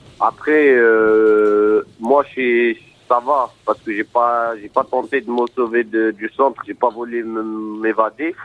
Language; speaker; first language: French; non-native, local second language; Arabic